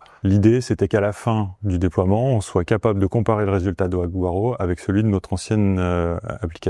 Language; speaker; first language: French; native; French